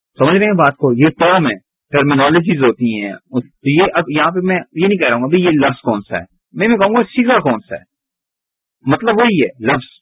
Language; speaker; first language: Urdu; native; Urdu